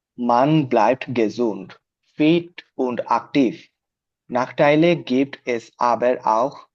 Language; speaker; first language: German; non-native, learner; Bangla